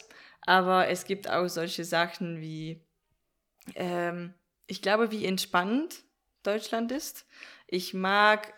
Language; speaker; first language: German; non-native, fluent; Danish